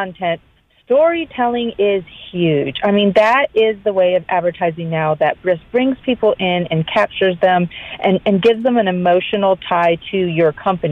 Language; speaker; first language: English; native; English